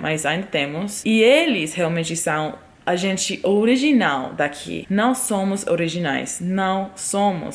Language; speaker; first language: Portuguese; non-native, fluent; English